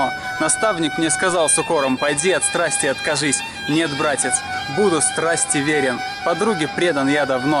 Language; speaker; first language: Russian; native; Russian